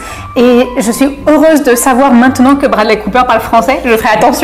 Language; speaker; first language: French; native; French